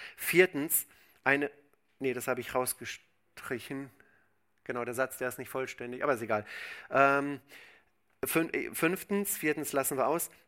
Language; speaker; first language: German; native; German